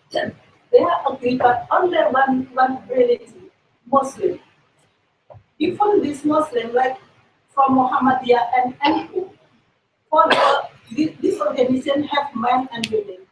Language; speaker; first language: English; non-native, learner; Indonesian